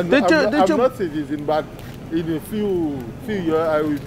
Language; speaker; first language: English; non-native, learner; Spanish